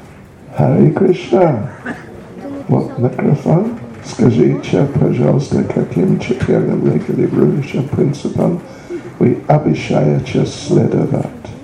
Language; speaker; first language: Russian; non-native, learner; English